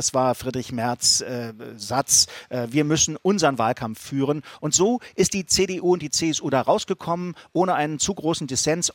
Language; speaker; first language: German; native; German